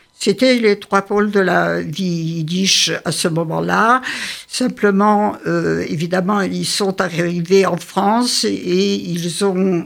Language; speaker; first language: French; early bilingual, other home language; Yiddish